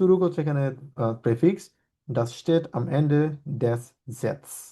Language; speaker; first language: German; non-native, fluent; Bangla